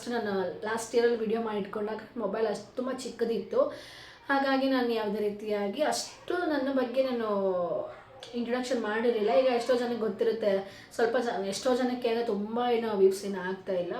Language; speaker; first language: Kannada; native; Kannada